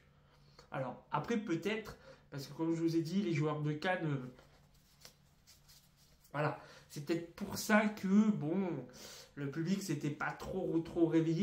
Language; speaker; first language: French; native; French